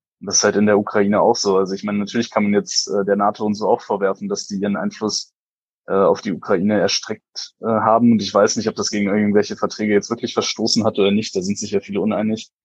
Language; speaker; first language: German; native; German